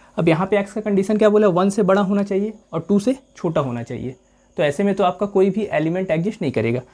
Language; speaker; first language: Hindi; native; Hindi